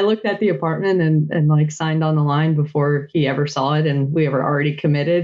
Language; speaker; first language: English; native; English